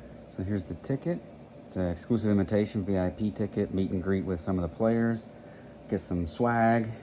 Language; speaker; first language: English; native; English